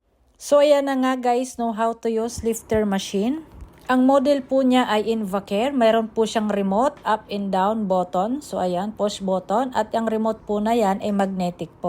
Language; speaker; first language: Filipino; native; Filipino